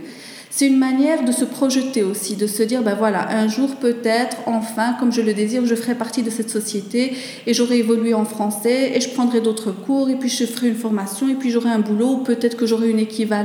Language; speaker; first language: French; native; French